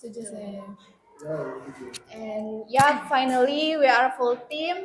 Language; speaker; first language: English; non-native, learner; Indonesian